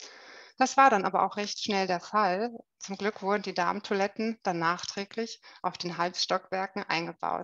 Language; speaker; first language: German; native; German